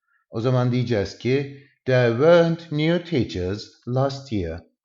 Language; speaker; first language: English; non-native, fluent; Turkish